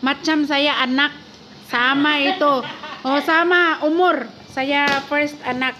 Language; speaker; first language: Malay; non-native, learner; Cebuano